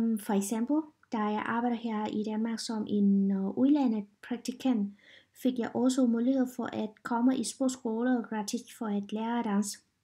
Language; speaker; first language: Danish; non-native, learner; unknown